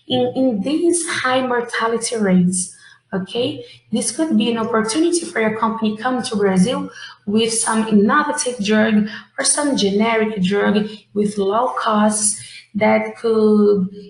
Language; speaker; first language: English; non-native, fluent; Portuguese